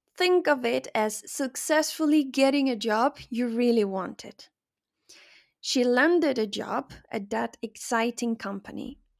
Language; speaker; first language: English; non-native, fluent; Spanish